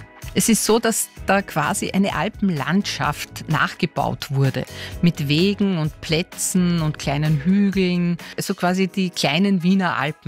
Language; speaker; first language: German; native; German